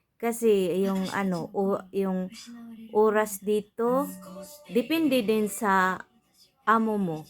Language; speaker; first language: Filipino; native; Filipino